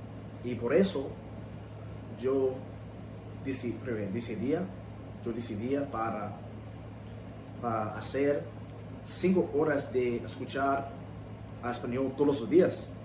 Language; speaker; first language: Spanish; non-native, learner; English